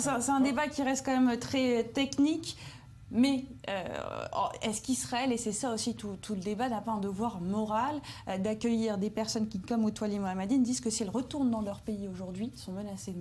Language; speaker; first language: French; native; French